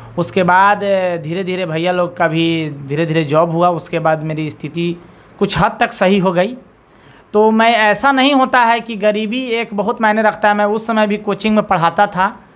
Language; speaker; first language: Hindi; native; Hindi